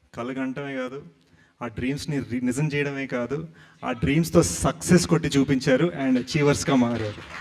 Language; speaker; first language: Telugu; native; Telugu